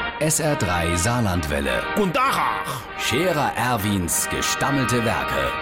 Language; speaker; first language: German; native; German